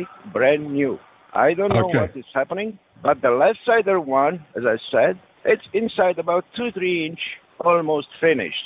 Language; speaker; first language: English; non-native, learner; French